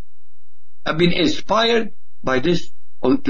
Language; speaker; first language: English; non-native, fluent; Arabic